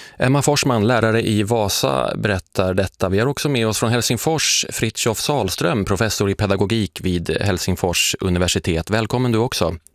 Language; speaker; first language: Swedish; native; Swedish